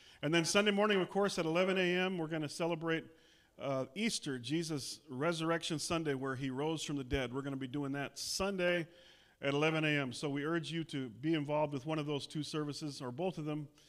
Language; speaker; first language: English; native; English